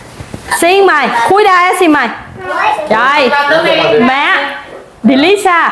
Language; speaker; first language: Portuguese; non-native, learner; Vietnamese